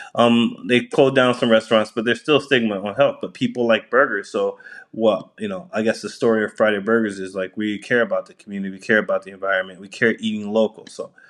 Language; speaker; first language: English; early bilingual, other home language; Japanese